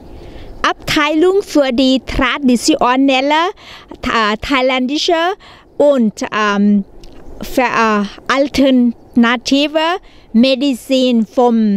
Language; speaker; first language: German; non-native, learner; Thai